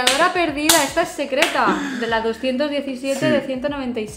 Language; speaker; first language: Spanish; native; Spanish